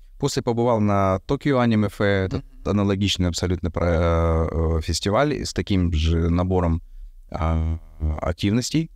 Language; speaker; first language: Russian; native; Russian